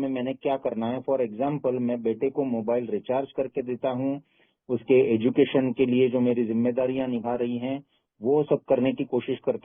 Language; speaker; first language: Hindi; native; Hindi